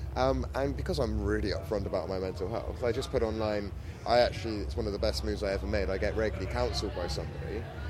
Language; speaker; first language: English; native; English